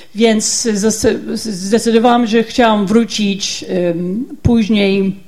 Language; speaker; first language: Polish; non-native, learner; English